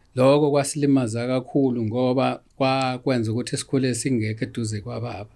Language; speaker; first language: Zulu; native; Zulu